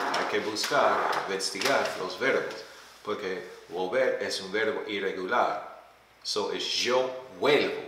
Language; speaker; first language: Spanish; non-native, fluent; English